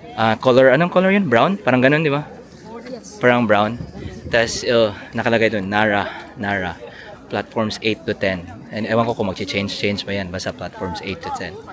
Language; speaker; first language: Filipino; native; Filipino